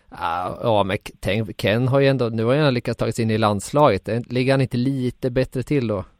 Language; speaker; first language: Swedish; native; Swedish